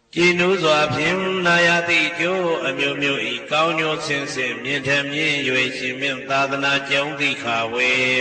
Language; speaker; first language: Burmese; native; Burmese